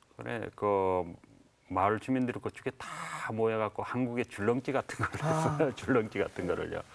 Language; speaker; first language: Korean; native; Korean